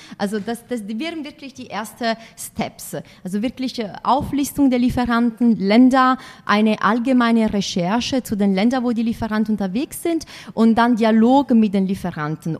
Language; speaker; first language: German; non-native, fluent; Italian